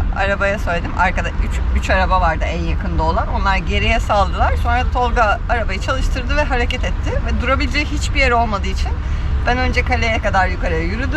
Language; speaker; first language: Turkish; native; Turkish